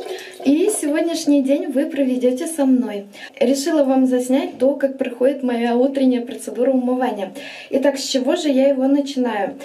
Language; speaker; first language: Russian; native; Russian